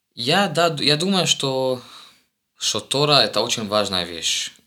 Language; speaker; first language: Russian; non-native, fluent; Hebrew